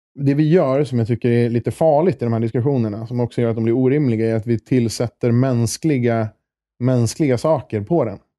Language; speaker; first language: Swedish; native; Swedish